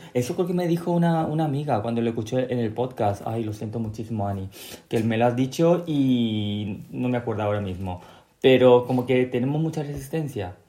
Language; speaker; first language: Spanish; early bilingual, other home language; Korean